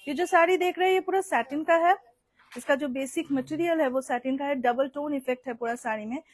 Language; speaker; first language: Hindi; non-native, local second language; Bangla